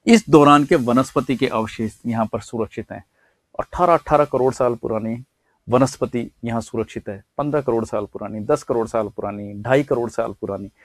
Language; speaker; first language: Hindi; native; Hindi